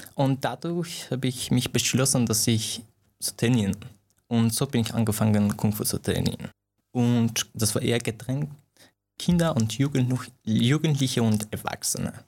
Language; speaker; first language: German; non-native, fluent; Persian